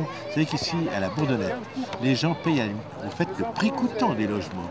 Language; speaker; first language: French; native; French